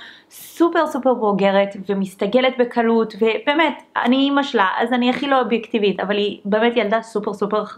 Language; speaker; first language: Hebrew; early bilingual, other home language; English